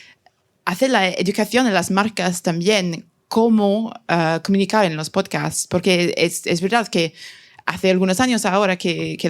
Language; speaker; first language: Spanish; non-native, fluent; French